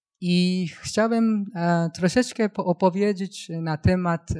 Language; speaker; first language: Polish; non-native, learner; Japanese